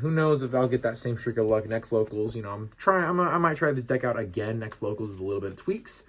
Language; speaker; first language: English; native; English